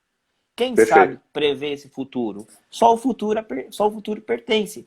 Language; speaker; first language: Portuguese; native; Portuguese